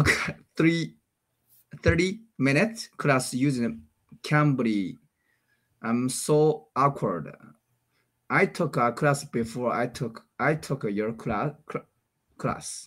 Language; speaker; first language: English; non-native, learner; Chinese